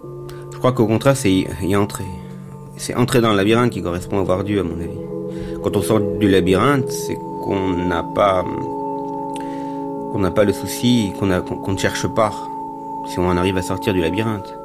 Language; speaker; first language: French; native; French